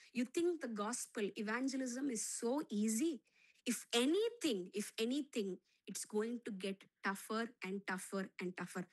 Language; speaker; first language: English; non-native, local second language; Telugu